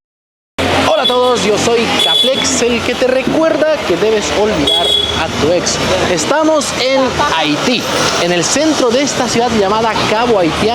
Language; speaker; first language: Spanish; native; Spanish